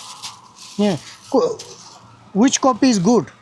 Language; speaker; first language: English; non-native, learner; Bangla